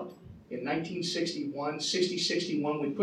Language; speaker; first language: English; native; English